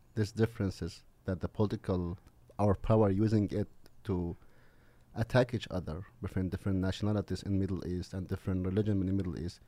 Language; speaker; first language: English; non-native, fluent; Arabic